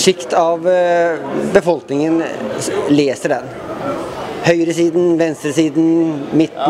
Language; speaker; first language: Norwegian; native; Norwegian